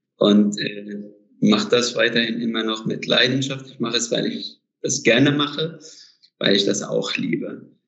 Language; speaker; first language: German; non-native, fluent; Arabic